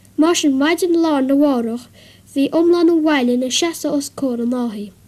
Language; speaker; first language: Irish; native; Irish